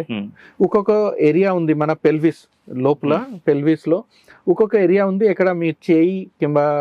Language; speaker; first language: Telugu; non-native, learner; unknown